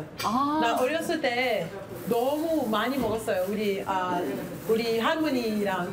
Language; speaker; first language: Korean; non-native, learner; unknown